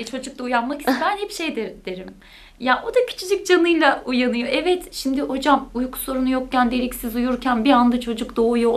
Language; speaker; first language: Turkish; native; Turkish